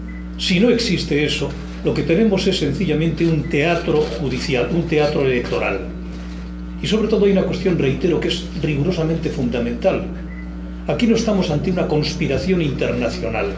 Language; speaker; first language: Spanish; native; Spanish